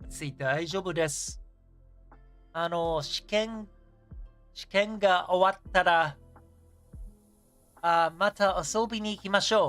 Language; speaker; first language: Japanese; non-native, learner; English